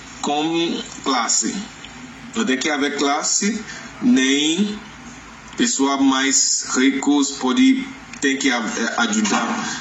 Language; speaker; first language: Portuguese; non-native, learner; Yoruba